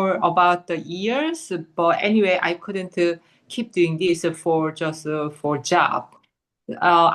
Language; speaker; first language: English; non-native, fluent; Korean